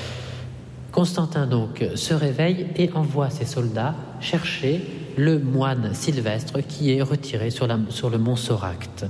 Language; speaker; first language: French; non-native, fluent; Italian